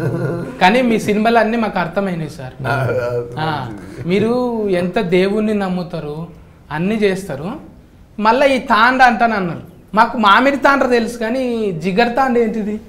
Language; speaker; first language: Telugu; native; Telugu